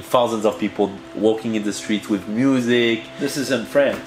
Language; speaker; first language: English; early bilingual, heritage; French